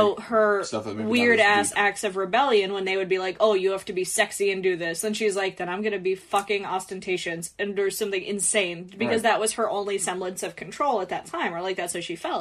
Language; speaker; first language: English; native; English